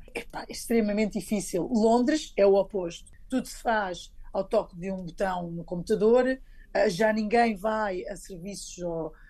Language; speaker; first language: Portuguese; native; Portuguese